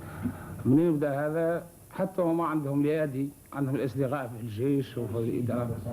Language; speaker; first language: Arabic; native; Arabic